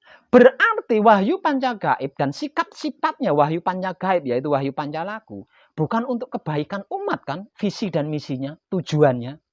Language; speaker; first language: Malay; non-native, local second language; Javanese